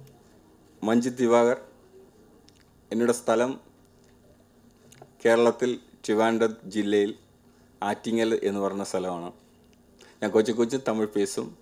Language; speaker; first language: Tamil; non-native, learner; Malayalam